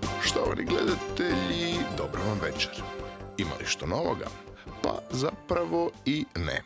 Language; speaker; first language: Croatian; native; Croatian